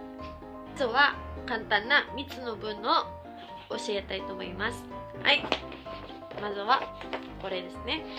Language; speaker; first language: Japanese; non-native, local second language; Filipino